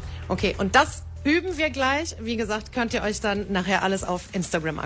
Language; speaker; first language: German; native; German